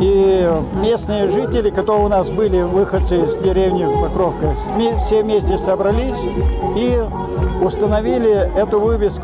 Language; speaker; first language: Russian; native; Russian